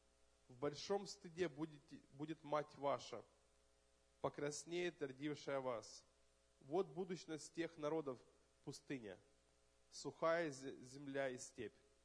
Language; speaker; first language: Russian; native; Russian